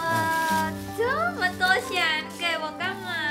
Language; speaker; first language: Chinese; non-native, learner; Lao